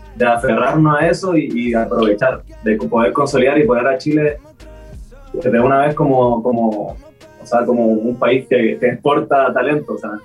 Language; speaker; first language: Spanish; native; Spanish